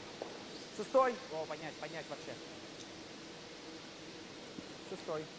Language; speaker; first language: Russian; native; Russian